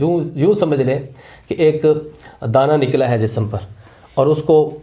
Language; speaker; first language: Urdu; native; Urdu